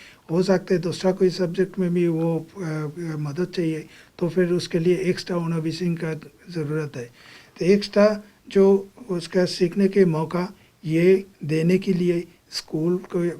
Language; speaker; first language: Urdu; non-native, fluent; Bangla